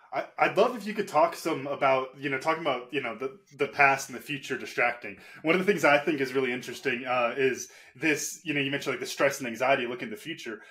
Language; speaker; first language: English; native; English